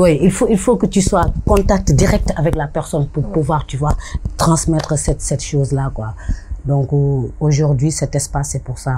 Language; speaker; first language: French; non-native, local second language; Wolof